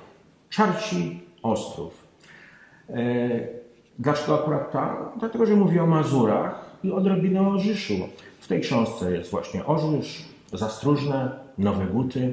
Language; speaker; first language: Polish; native; Polish